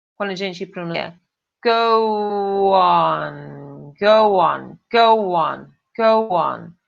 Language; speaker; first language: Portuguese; non-native, fluent; English